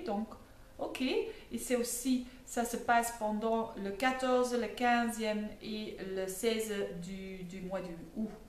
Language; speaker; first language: French; non-native, fluent; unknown